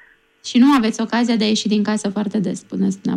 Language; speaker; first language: Romanian; native; Romanian